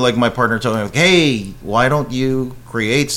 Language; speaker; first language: English; non-native, local second language; Filipino